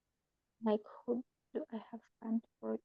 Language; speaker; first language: English; non-native, learner; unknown